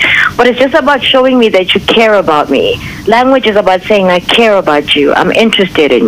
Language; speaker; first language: English; non-native, local second language; Zulu